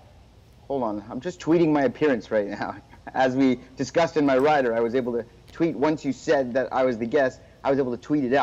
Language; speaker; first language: English; native; English